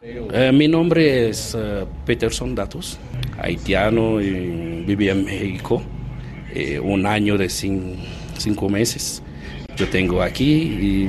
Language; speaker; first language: Spanish; non-native, learner; Haitian Creole